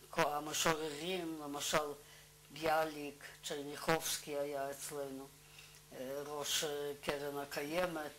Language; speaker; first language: Hebrew; non-native, fluent; Russian